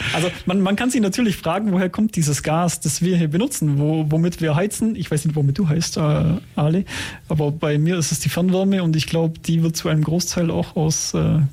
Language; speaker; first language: German; native; German